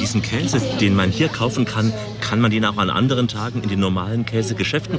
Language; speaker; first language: German; native; German